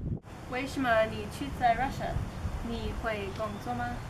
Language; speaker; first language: Chinese; non-native, learner; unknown